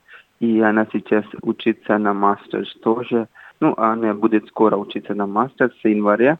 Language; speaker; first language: Russian; non-native, fluent; Hindi